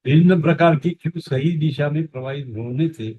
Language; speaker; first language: Hindi; non-native, local second language; Marathi